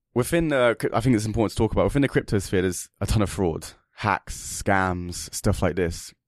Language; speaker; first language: English; native; English